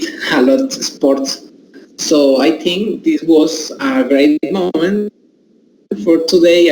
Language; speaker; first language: English; non-native, learner; Spanish